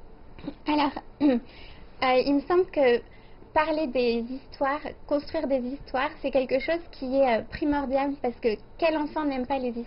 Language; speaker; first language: French; native; French